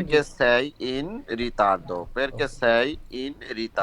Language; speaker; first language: Italian; non-native, learner; Bangla